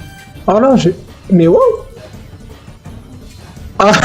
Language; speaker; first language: French; native; French